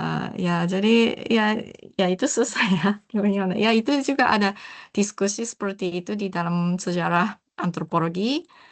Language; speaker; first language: Indonesian; non-native, learner; Japanese